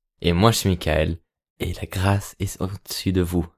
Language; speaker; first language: French; native; French